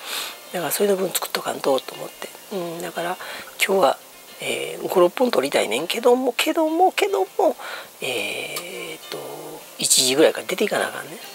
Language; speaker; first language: Japanese; native; Japanese